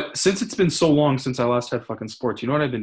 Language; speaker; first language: English; native; English